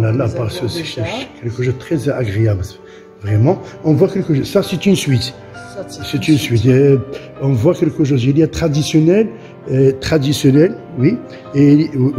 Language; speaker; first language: French; non-native, local second language; Arabic